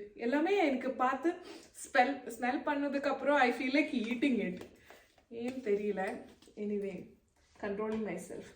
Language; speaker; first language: Tamil; non-native, local second language; Malayalam